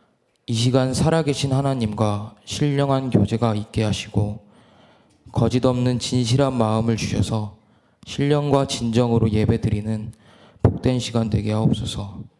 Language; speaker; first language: Korean; native; Korean